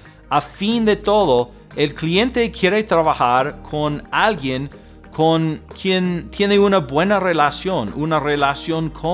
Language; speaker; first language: Spanish; non-native, fluent; English